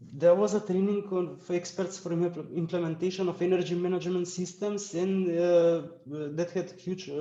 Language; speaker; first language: English; non-native, fluent; Macedonian